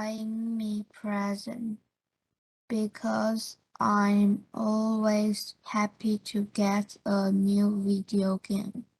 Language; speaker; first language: English; non-native, learner; Chinese